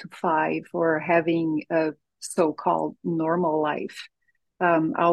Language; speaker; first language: English; non-native, fluent; Portuguese